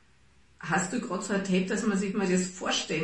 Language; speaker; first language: German; native; German